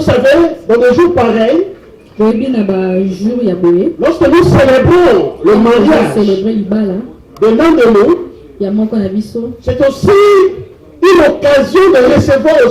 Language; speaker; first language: French; non-native, local second language; Lingala